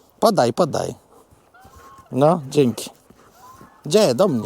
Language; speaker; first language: Polish; native; Polish